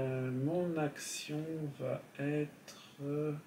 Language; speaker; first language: French; native; French